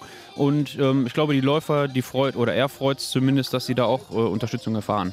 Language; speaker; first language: German; native; German